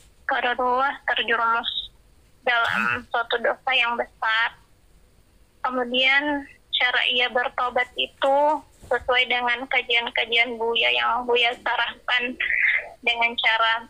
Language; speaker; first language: Indonesian; native; Indonesian